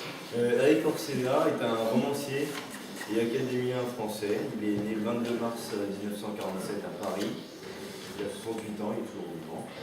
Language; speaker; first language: French; non-native, learner; Spanish